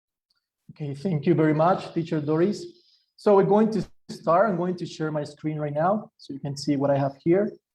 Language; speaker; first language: English; non-native, fluent; Spanish